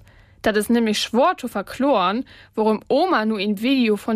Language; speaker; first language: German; native; German